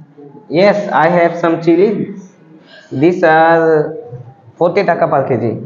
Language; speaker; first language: English; non-native, learner; Bangla